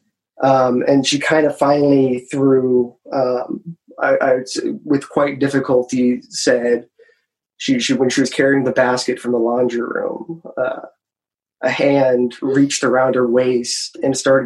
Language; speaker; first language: English; native; English